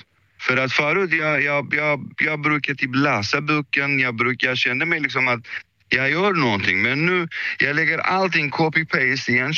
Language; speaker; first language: Swedish; early bilingual, other home language; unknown